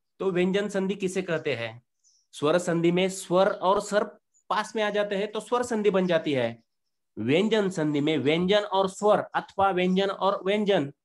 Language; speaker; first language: Hindi; non-native, local second language; Marathi